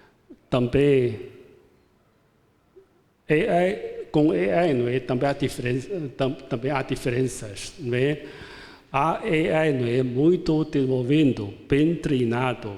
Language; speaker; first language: Portuguese; non-native, fluent; Chinese